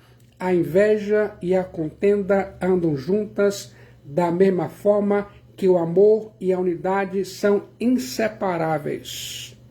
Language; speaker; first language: Portuguese; native; Portuguese